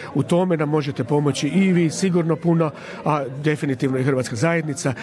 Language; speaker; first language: Croatian; native; Croatian